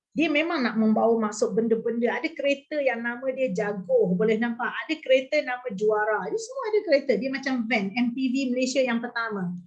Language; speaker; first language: Malay; native; Malay